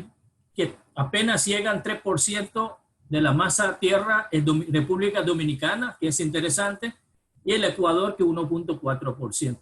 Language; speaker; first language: Spanish; non-native, fluent; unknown